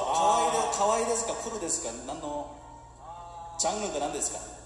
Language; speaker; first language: Japanese; non-native, learner; Korean